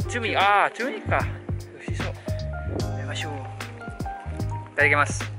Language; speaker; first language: Japanese; non-native, fluent; Indonesian